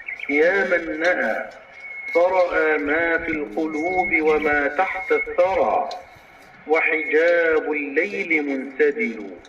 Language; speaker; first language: Arabic; native; Arabic